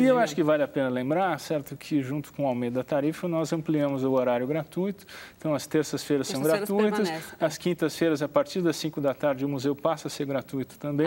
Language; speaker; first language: Portuguese; native; Portuguese